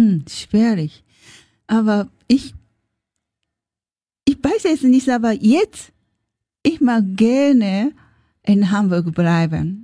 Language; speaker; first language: German; non-native, learner; Japanese